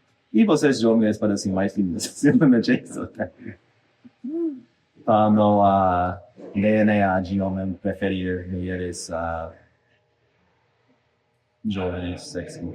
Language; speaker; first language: Portuguese; non-native, fluent; English